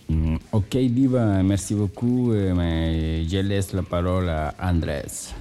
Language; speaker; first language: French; non-native, learner; Spanish